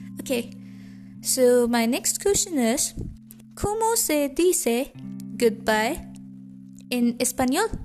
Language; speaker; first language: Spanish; non-native, learner; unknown